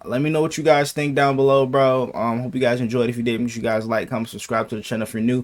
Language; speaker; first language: English; native; English